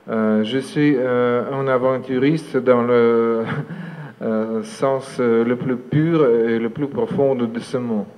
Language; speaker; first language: French; non-native, fluent; Russian